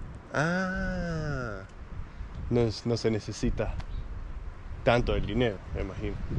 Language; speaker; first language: Spanish; non-native, fluent; Danish